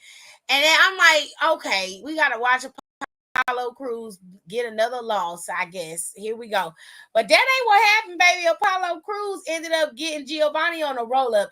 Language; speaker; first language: English; native; English